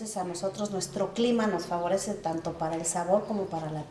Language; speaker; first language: Spanish; native; Spanish